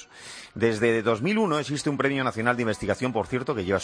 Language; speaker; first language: Spanish; native; Spanish